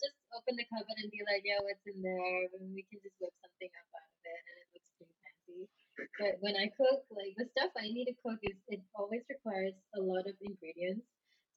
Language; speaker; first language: English; non-native, local second language; Malayalam